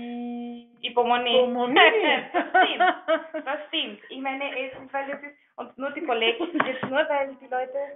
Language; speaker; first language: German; non-native, fluent; Greek